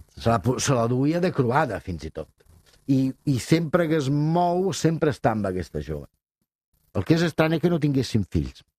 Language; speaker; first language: Catalan; non-native, fluent; Italian